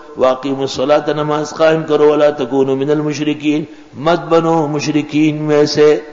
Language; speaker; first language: Urdu; non-native, local second language; Pashto